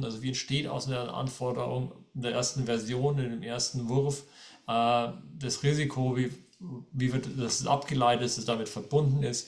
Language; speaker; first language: German; native; German